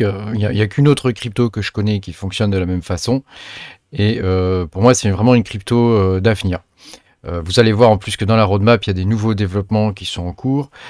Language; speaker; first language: French; native; French